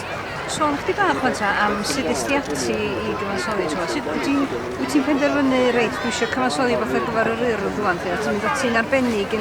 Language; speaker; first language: Welsh; native; Welsh